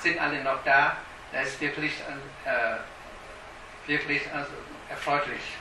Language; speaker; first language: German; non-native, fluent; Vietnamese